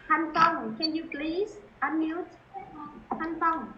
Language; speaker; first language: English; non-native, fluent; Vietnamese